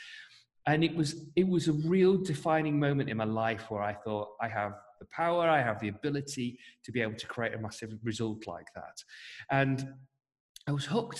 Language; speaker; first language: English; native; English